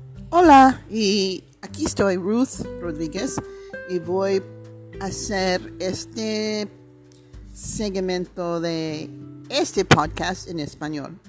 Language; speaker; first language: Spanish; early bilingual, heritage; Spanish